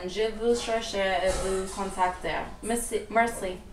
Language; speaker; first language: French; non-native, learner; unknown